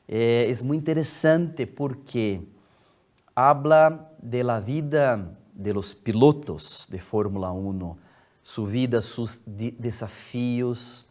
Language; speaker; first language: Spanish; non-native, fluent; Portuguese